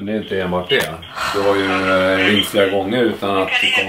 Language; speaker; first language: Swedish; native; Swedish